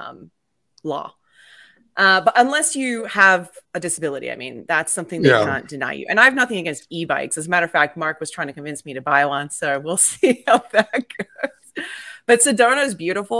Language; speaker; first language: English; native; English